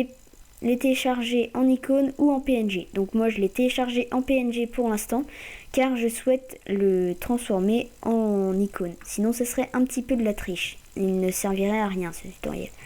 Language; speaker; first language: French; native; French